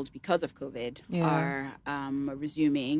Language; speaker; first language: English; non-native, local second language; Yoruba